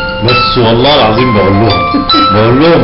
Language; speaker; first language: Arabic; native; Arabic